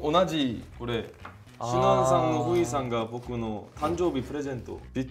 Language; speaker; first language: Japanese; non-native, learner; Korean